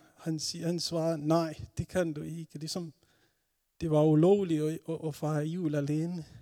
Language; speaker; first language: Danish; non-native, fluent; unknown